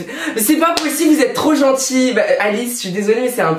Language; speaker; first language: French; native; French